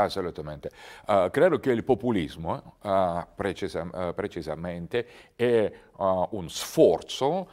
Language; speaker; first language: Italian; non-native, learner; Russian